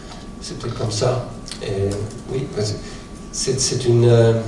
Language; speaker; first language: French; non-native, fluent; German